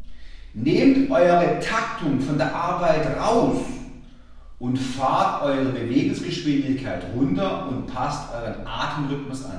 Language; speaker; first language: German; native; German